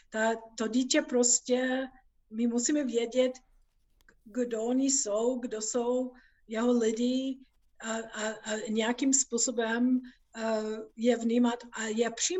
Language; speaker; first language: Czech; non-native, fluent; English